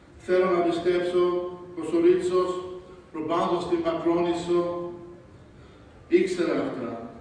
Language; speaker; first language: Greek; early bilingual, heritage; Greek